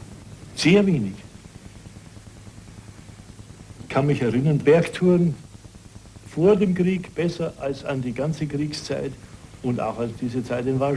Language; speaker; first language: German; native; German